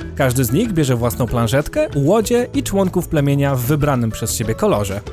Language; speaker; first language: Polish; native; Polish